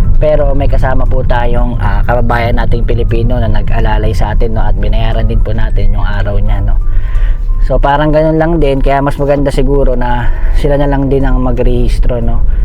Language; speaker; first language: Filipino; native; Filipino